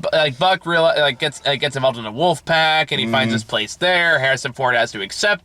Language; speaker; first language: English; native; English